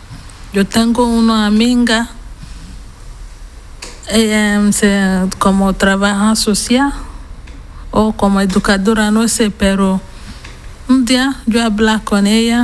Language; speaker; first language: Spanish; non-native, learner; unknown